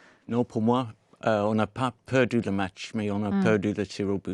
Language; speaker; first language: French; non-native, fluent; English